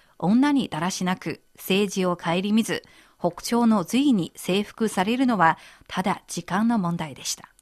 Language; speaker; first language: Japanese; non-native, fluent; Chinese